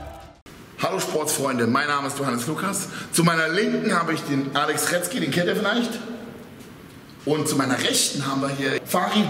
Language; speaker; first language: German; native; German